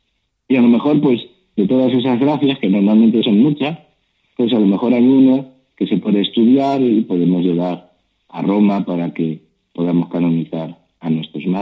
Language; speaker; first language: Spanish; native; Spanish